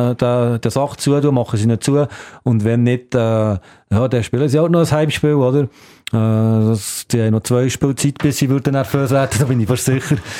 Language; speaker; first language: German; native; German